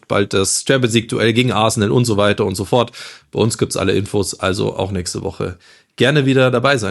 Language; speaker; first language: German; native; German